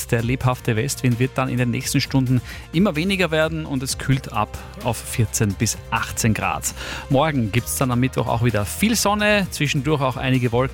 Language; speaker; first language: German; native; German